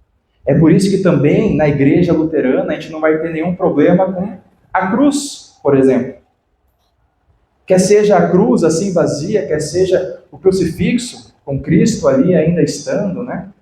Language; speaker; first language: Portuguese; native; Portuguese